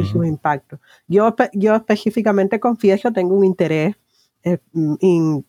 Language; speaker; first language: Spanish; native; Spanish